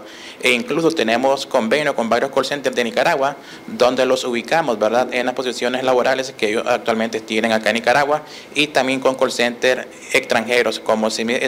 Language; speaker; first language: Spanish; native; Spanish